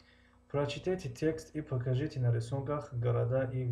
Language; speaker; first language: Russian; non-native, fluent; Tajik